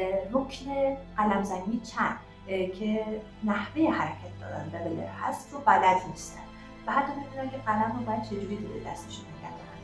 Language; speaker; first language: Persian; native; Persian